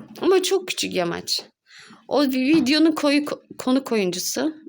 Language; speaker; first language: Turkish; native; Turkish